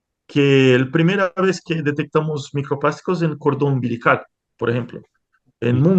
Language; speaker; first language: Spanish; non-native, fluent; Portuguese